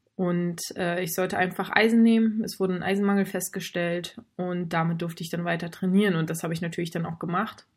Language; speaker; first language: German; native; German